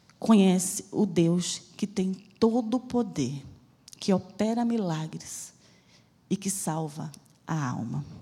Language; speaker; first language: Portuguese; native; Portuguese